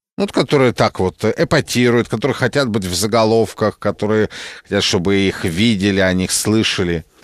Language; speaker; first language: Russian; native; Russian